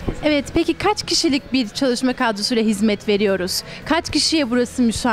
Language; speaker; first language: Turkish; native; Turkish